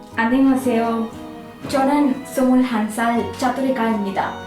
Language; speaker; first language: Korean; non-native, learner; Sinhala